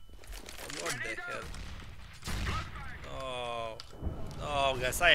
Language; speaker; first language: English; non-native, learner; Polish